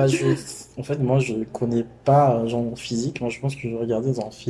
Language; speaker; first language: French; non-native, fluent; Spanish